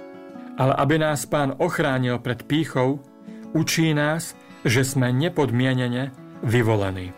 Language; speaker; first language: Slovak; native; Slovak